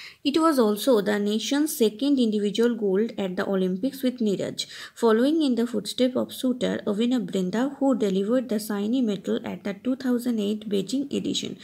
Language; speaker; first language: English; non-native, local second language; Bangla